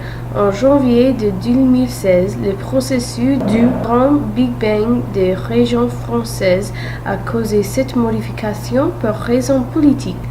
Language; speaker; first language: French; non-native, learner; English